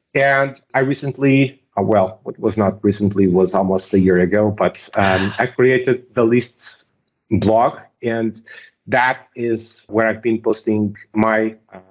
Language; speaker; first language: English; non-native, fluent; Portuguese